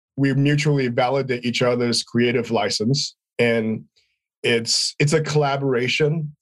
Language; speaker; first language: English; native; English